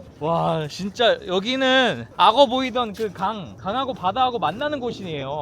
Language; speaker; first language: Korean; native; Korean